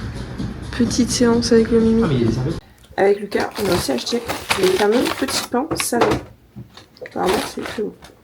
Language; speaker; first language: French; native; French